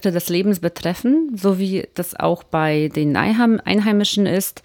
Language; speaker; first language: German; native; German